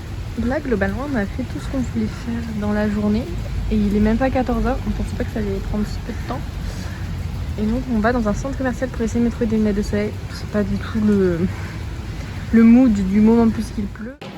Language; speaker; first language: French; native; French